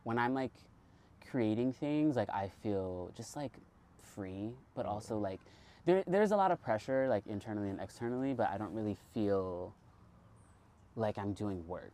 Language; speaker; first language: English; native; English